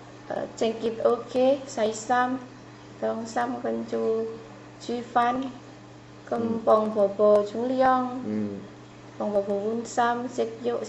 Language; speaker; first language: Cantonese; non-native, learner; Indonesian